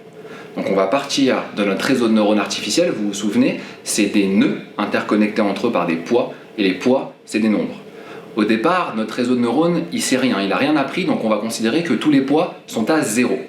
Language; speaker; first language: French; native; French